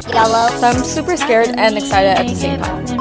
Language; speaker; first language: English; native; English